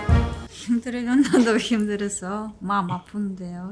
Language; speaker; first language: Korean; non-native, learner; Russian